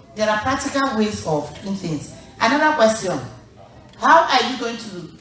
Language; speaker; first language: English; non-native, local second language; Igbo